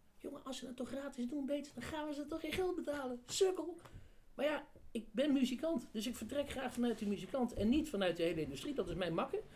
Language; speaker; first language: Dutch; native; Dutch